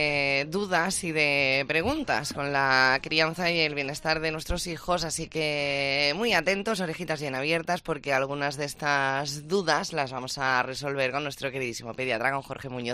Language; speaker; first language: Spanish; native; Spanish